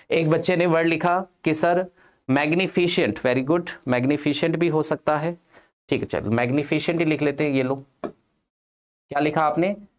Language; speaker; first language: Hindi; non-native, local second language; Punjabi